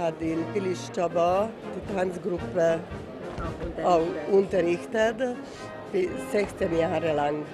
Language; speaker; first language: German; non-native, local second language; Hungarian